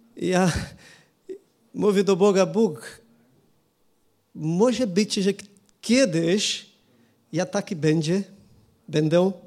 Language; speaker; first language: Polish; non-native, learner; Portuguese